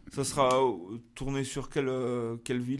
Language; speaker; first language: French; native; French